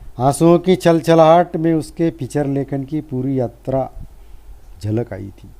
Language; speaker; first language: Hindi; non-native, local second language; Marathi